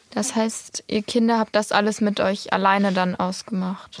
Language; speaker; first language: German; native; German